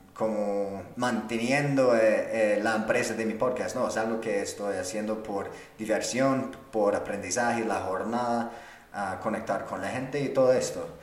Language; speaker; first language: Spanish; non-native, fluent; English